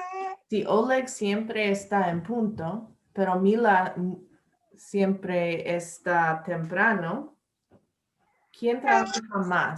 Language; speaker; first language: Spanish; non-native, learner; English